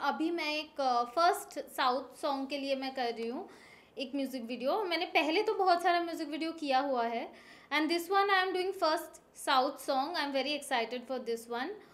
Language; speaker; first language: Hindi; non-native, local second language; Bangla